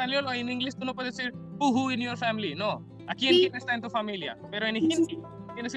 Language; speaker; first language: Spanish; non-native, learner; Hindi